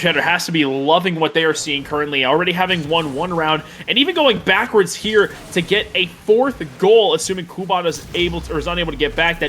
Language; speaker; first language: English; native; English